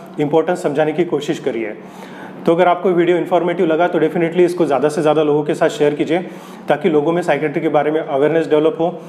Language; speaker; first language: Hindi; non-native, local second language; Marathi